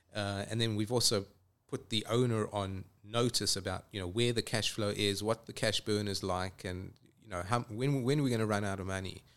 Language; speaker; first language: English; native; English